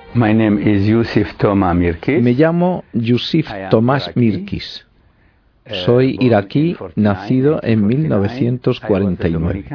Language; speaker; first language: Spanish; non-native, fluent; Arabic